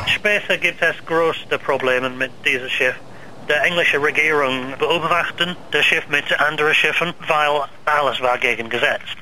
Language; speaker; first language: German; non-native, learner; English